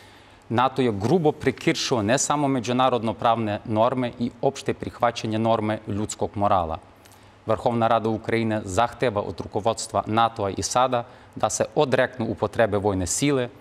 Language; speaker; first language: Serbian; non-native, fluent; Ukrainian